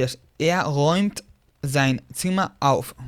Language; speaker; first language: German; non-native, fluent; Spanish